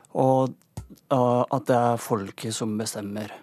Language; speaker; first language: Norwegian; non-native, fluent; Persian